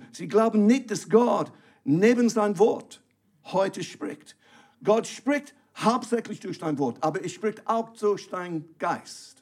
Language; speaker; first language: German; non-native, fluent; English